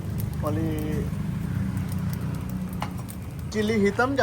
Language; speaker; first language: Indonesian; non-native, learner; Urdu